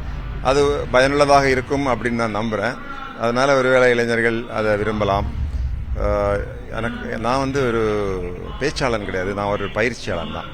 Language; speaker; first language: Tamil; native; Tamil